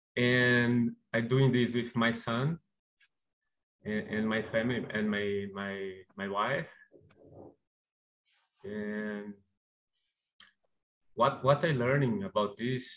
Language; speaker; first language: English; non-native, learner; Portuguese